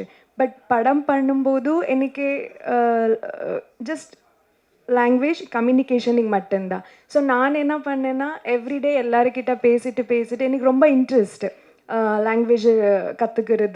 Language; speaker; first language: Tamil; non-native, learner; Kannada